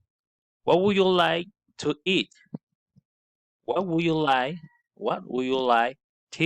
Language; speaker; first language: English; non-native, learner; Spanish